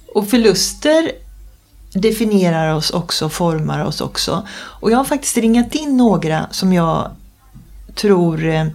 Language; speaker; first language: Swedish; native; Swedish